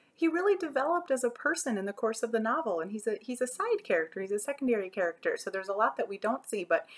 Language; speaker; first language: English; native; English